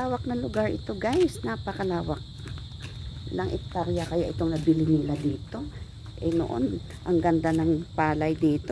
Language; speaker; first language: Filipino; non-native, local second language; Hiligaynon